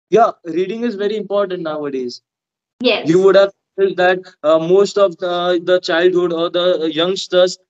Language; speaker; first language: English; non-native, local second language; Hindi